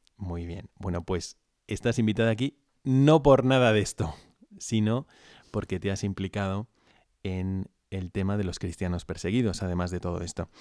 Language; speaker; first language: Spanish; native; Spanish